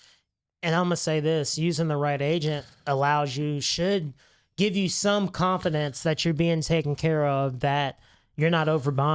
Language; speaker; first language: English; native; English